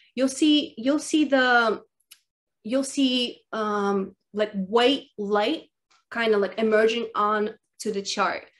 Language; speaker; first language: English; early bilingual, other home language; Russian